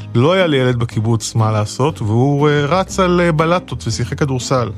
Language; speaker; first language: Hebrew; native; Hebrew